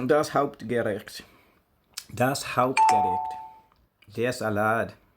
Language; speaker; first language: German; non-native, learner; English